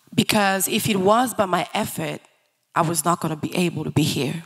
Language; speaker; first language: English; early bilingual, other home language; Lingala